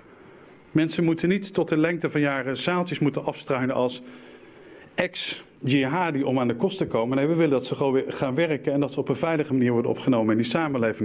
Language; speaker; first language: Dutch; native; Dutch